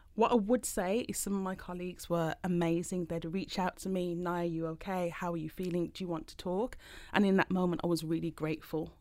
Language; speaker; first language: English; native; English